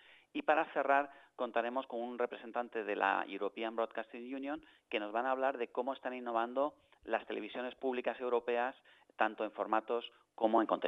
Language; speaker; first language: Spanish; native; Spanish